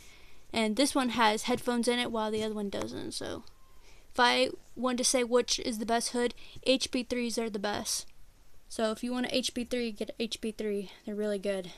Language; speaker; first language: English; native; English